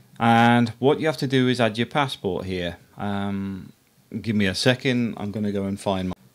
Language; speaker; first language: English; native; English